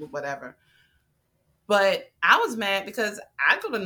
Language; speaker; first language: English; native; English